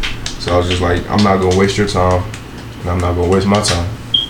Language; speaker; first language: English; non-native, local second language; Esan